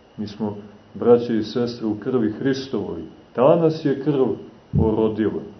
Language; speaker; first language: Serbian; native; Serbian